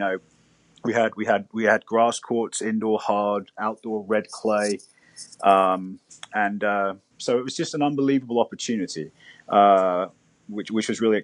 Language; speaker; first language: English; native; English